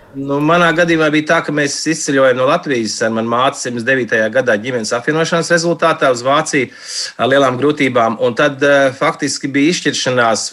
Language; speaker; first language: Latvian; early bilingual, heritage; Latvian